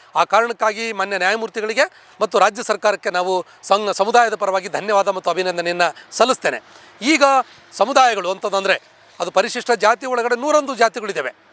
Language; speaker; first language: Kannada; non-native, local second language; Lambadi